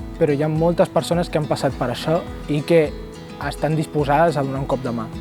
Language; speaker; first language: Catalan; native; Catalan